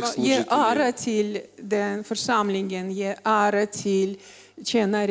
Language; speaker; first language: Swedish; non-native, learner; Russian